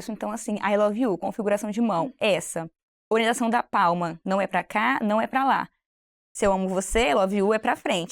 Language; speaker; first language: Portuguese; native; Portuguese